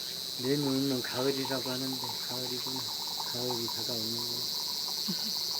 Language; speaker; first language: Korean; native; Korean